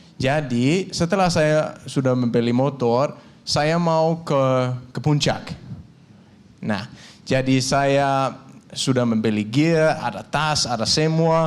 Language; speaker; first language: Indonesian; non-native, learner; Danish